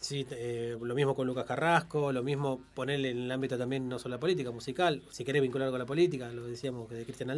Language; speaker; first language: Spanish; native; Spanish